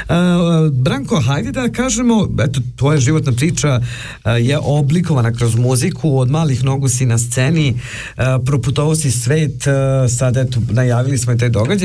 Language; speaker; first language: Serbian; native; Serbian